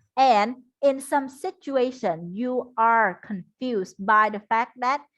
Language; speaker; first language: English; non-native, fluent; Vietnamese